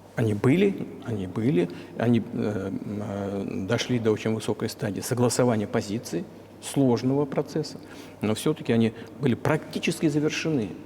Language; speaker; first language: Russian; native; Russian